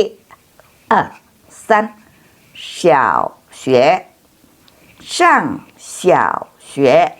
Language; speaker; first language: Chinese; non-native, fluent; Indonesian